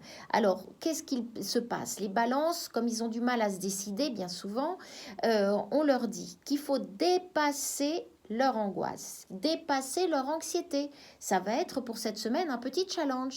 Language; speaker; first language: French; native; French